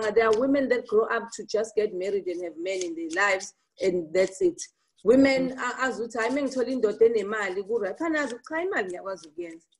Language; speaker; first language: English; non-native, local second language; Zulu